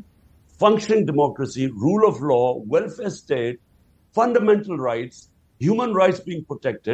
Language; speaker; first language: English; non-native, local second language; Urdu